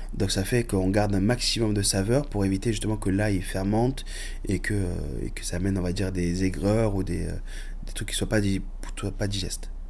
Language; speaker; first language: French; early bilingual, other home language; Arabic